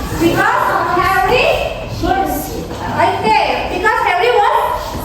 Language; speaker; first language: English; non-native, fluent; Indonesian